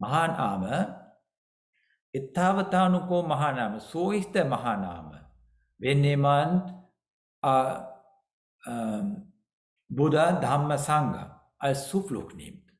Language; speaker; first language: German; non-native, fluent; Sinhala